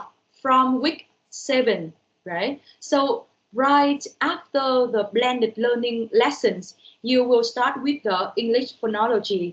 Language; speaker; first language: English; non-native, fluent; Vietnamese